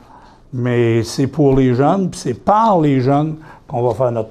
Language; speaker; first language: French; native; French